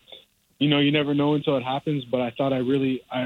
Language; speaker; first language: English; native; English